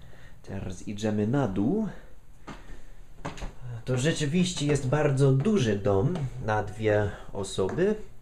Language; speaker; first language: Polish; non-native, fluent; English